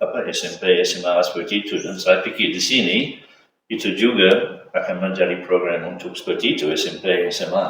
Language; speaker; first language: Indonesian; non-native, fluent; English